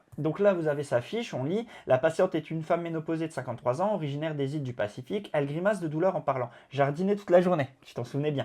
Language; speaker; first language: French; native; French